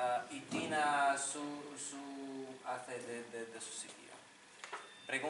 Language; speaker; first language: Spanish; non-native, fluent; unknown